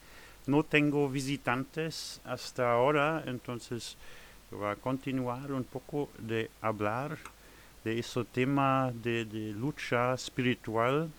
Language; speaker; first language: Spanish; non-native, fluent; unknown